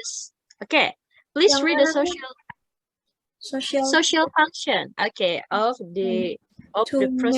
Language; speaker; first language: English; non-native, fluent; Indonesian